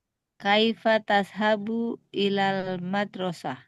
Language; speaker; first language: Arabic; non-native, learner; Indonesian